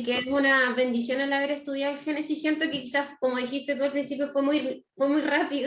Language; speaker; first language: Spanish; native; Spanish